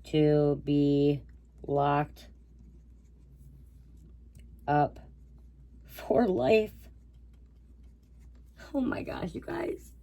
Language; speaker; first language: English; native; English